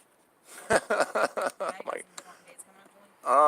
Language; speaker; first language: English; native; English